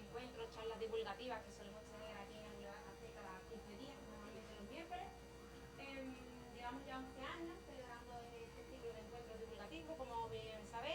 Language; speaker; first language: Spanish; native; Spanish